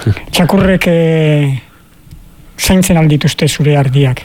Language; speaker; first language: Basque; native; Basque